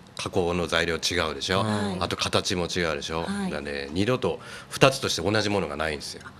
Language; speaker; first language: Japanese; native; Japanese